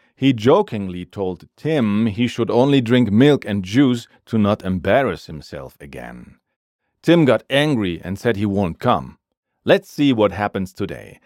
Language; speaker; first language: English; non-native, fluent; German